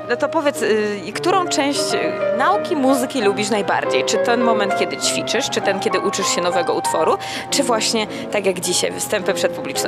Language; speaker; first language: Polish; native; Polish